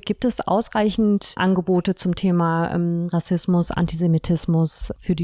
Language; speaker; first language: German; native; German